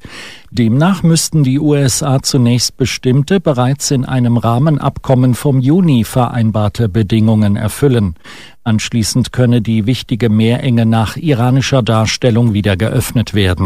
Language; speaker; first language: German; native; German